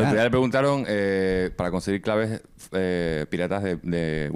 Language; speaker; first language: Spanish; native; Spanish